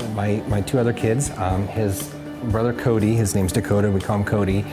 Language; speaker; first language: English; native; English